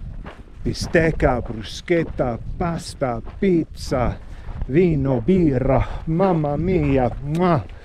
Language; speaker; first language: Italian; non-native, learner; English